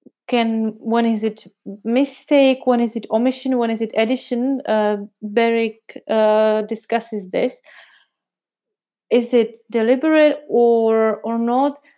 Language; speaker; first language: English; non-native, fluent; Czech